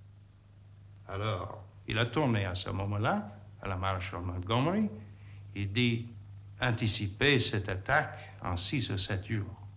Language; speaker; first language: French; non-native, fluent; English